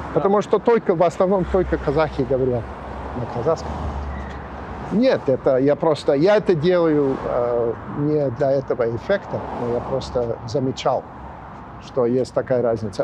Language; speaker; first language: Russian; non-native, fluent; English